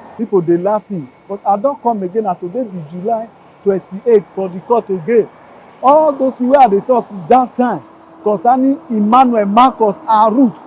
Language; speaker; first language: Nigerian Pidgin; non-native, local second language; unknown